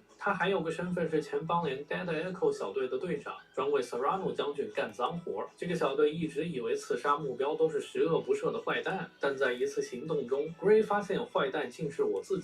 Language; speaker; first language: Chinese; native; Chinese